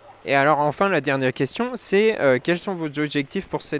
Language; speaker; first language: French; native; French